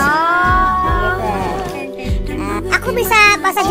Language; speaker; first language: Indonesian; native; Indonesian